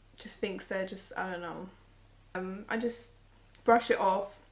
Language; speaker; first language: English; early bilingual, other home language; Morisyen